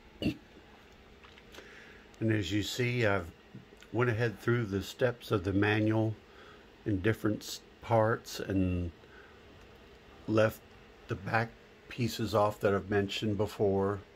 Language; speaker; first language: English; native; English